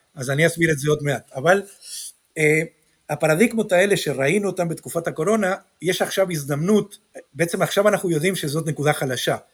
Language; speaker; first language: Hebrew; non-native, fluent; Spanish